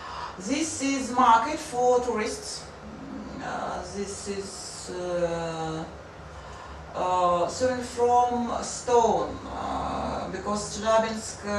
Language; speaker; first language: English; non-native, learner; Russian